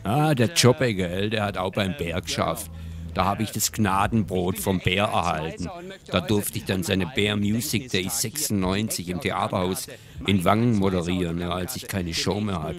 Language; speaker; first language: German; native; German